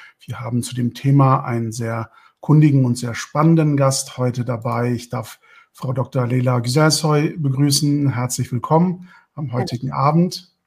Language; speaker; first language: German; early bilingual, other home language; Turkish